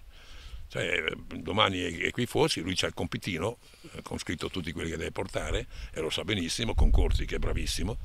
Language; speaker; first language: Italian; native; Italian